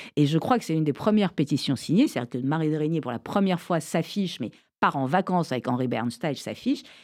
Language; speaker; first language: French; early bilingual, other home language; Persian